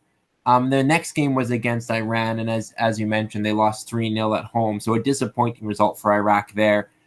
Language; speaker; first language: English; native; English